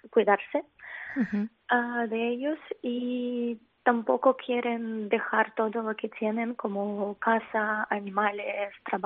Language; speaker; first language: Spanish; non-native, fluent; Ukrainian